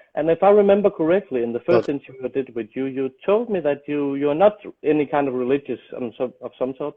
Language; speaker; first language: English; non-native, fluent; Danish